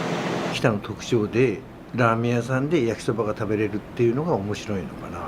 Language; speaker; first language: Japanese; native; Japanese